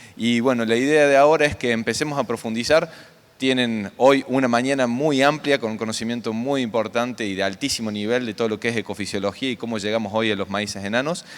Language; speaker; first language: Spanish; native; Spanish